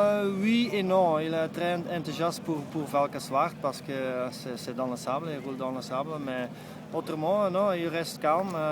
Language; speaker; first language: French; non-native, fluent; Dutch